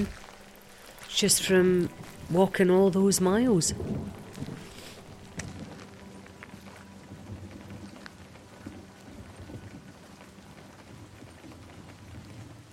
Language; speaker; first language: English; native; English